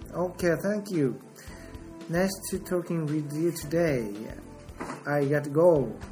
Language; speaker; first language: English; non-native, learner; Japanese